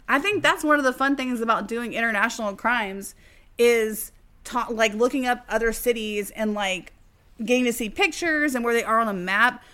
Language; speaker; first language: English; native; English